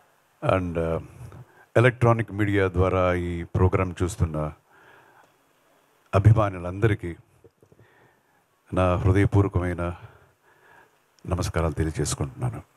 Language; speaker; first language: Telugu; non-native, local second language; Kannada